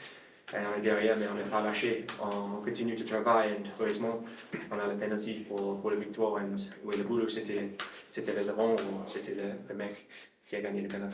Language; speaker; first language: French; non-native, learner; English